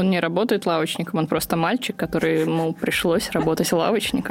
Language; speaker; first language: Russian; native; Russian